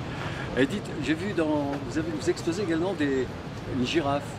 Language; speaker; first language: French; native; French